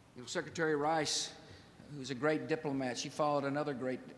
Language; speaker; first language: English; native; English